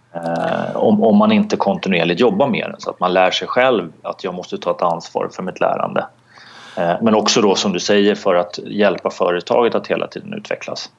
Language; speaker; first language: Swedish; native; Swedish